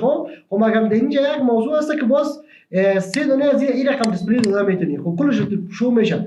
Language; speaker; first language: Persian; native; Persian